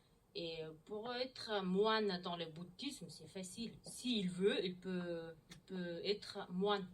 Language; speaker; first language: French; non-native, learner; Mongolian